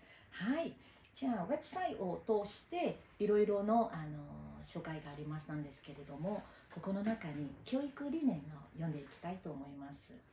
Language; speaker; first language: Japanese; non-native, fluent; Chinese